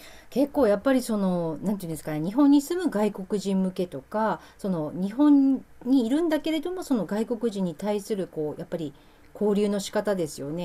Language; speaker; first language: Japanese; native; Japanese